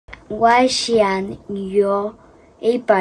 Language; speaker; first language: Chinese; early bilingual, heritage; Spanish